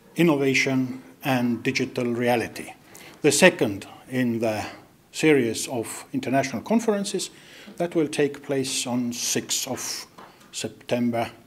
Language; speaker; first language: English; non-native, fluent; Estonian